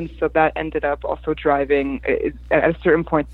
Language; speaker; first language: English; early bilingual, other home language; Polish